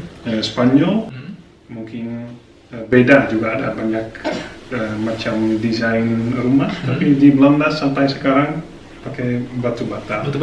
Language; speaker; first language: Indonesian; non-native, fluent; Dutch